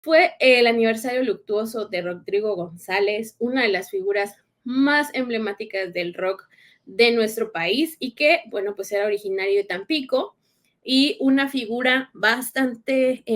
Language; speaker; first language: Spanish; native; Spanish